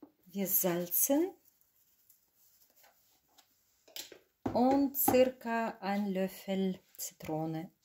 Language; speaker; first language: German; non-native, fluent; Russian